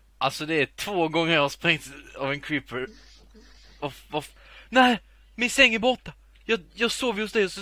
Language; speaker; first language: Swedish; native; Swedish